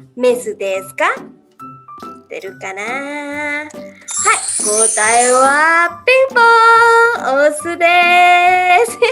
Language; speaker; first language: Japanese; non-native, learner; Indonesian